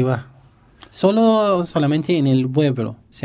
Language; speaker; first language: Spanish; non-native, learner; Arabic